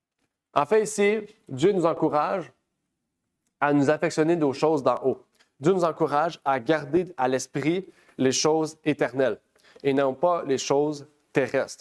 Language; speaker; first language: French; native; French